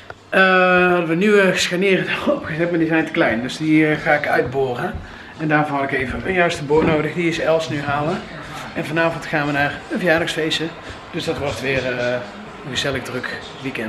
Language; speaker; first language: Dutch; native; Dutch